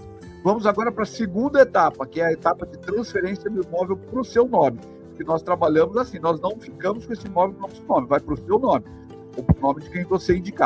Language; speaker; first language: Portuguese; native; Portuguese